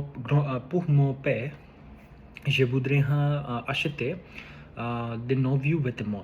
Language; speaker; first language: French; non-native, learner; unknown